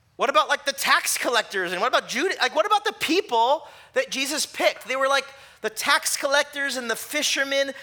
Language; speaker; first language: English; native; English